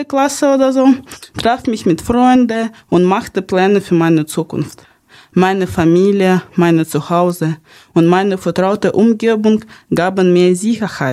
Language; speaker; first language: German; non-native, fluent; Ukrainian